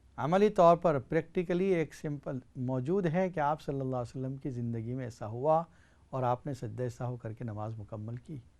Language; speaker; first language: Urdu; native; Urdu